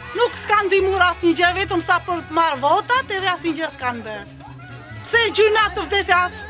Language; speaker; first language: Albanian; non-native, local second language; Romany